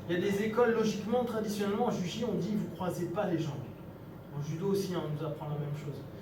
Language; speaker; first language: French; native; French